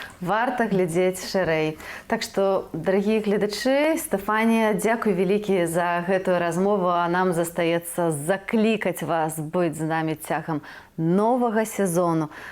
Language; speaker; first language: Belarusian; native; Belarusian